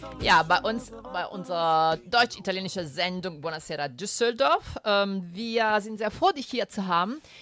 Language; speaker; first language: German; early bilingual, other home language; Italian